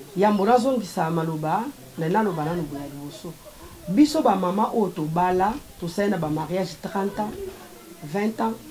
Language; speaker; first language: Lingala; native; Lingala